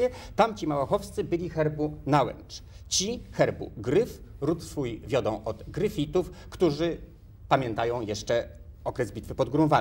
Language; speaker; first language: Polish; native; Polish